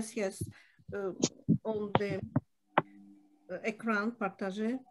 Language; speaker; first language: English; non-native, learner; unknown